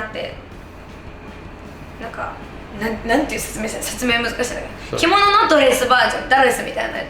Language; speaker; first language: Japanese; native; Japanese